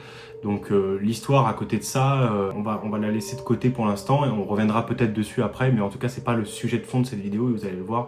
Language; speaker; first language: French; native; French